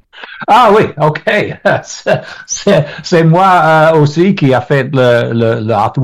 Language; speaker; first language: French; non-native, learner; English